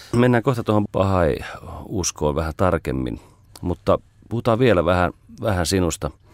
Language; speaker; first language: Finnish; native; Finnish